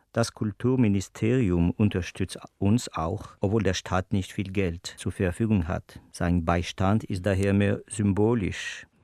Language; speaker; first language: German; non-native, learner; French